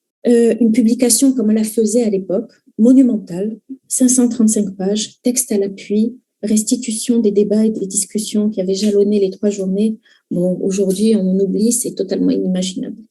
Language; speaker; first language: French; native; French